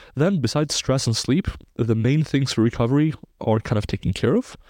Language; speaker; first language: English; non-native, fluent; German